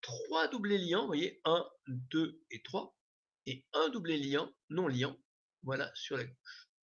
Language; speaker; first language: French; native; French